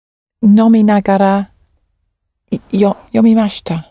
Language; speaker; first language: Japanese; non-native, learner; English